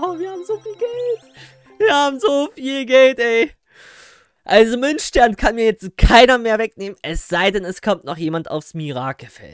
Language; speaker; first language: German; native; German